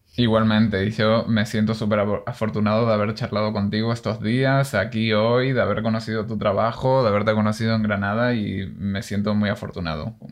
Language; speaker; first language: Spanish; non-native, fluent; Hebrew